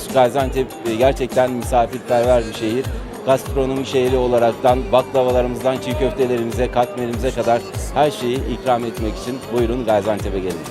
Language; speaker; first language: Turkish; native; Turkish